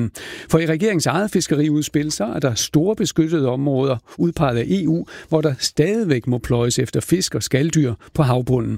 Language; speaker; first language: Danish; native; Danish